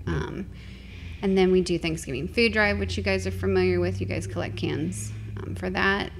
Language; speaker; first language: English; native; English